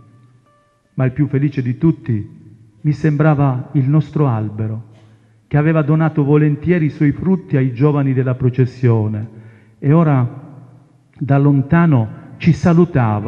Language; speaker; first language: Italian; non-native, local second language; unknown